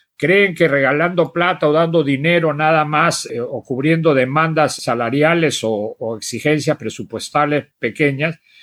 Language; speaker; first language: Spanish; native; Spanish